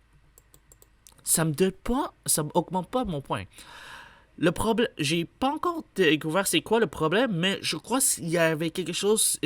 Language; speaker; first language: French; native; French